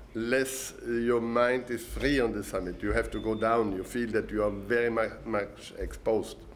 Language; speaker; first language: English; non-native, fluent; German